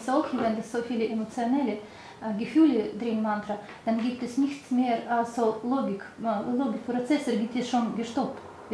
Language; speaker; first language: German; non-native, learner; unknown